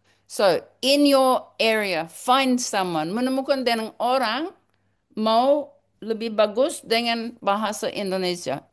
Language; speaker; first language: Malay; non-native, learner; English